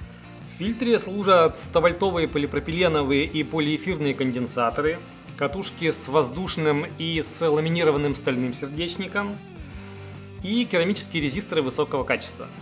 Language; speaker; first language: Russian; native; Russian